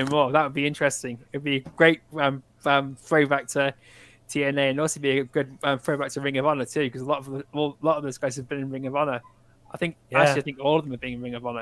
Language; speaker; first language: English; native; English